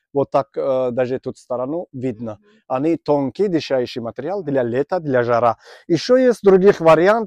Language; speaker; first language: Russian; non-native, learner; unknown